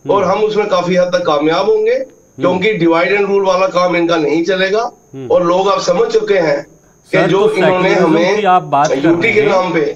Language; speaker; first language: Hindi; native; Hindi